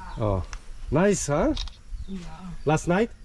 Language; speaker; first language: English; non-native, learner; Polish